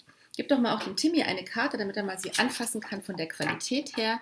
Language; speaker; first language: German; native; German